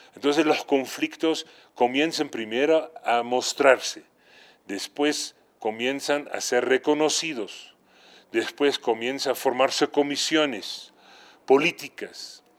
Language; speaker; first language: Spanish; non-native, fluent; Dutch